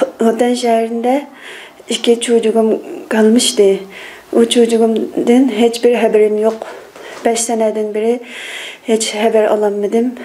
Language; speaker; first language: Turkish; non-native, learner; Uyghur